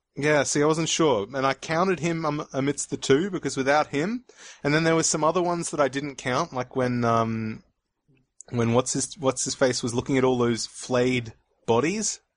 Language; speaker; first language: English; native; English